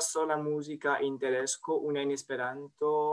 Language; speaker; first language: Italian; non-native, fluent; French